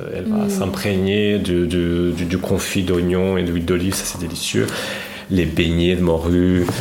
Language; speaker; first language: French; non-native, fluent; Portuguese